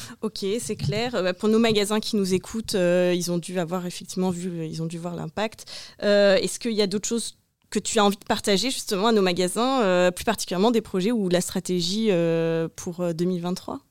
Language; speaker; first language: French; native; French